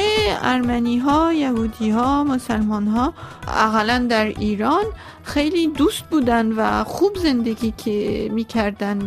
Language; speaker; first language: Persian; non-native, local second language; Armenian